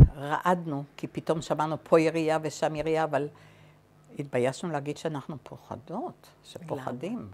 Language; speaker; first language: Hebrew; native; Hebrew